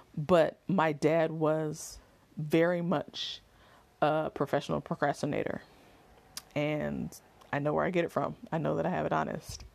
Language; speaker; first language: English; native; English